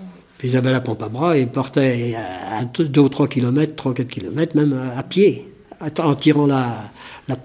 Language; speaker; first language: French; native; French